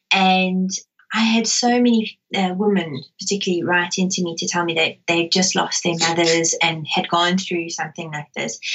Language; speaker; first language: English; native; English